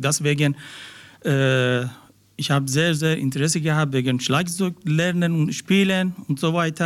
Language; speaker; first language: German; non-native, learner; Persian